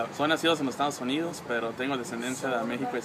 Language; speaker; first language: Spanish; early bilingual, heritage; Spanish